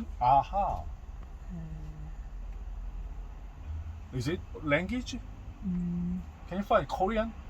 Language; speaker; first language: English; non-native, learner; Korean